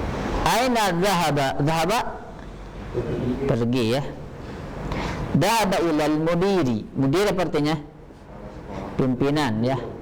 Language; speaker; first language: Indonesian; native; Indonesian